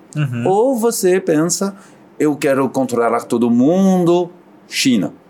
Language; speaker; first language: Portuguese; non-native, fluent; French